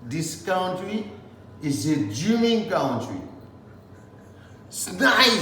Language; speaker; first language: English; non-native, learner; Haitian Creole